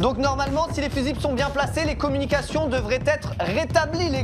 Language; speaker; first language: French; native; French